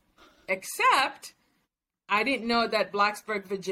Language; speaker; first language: English; non-native, local second language; Swahili